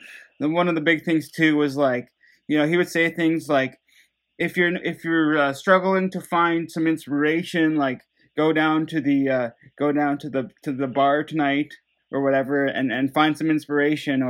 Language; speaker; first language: English; non-native, fluent; Dutch